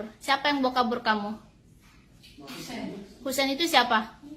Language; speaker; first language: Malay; non-native, local second language; Sundanese